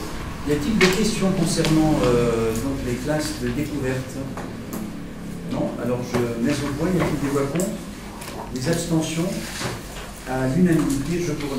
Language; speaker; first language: French; native; French